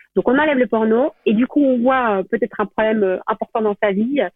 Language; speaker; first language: French; native; French